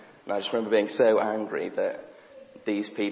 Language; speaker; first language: English; native; English